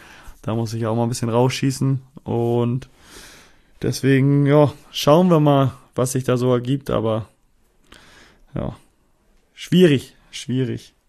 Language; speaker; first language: German; native; German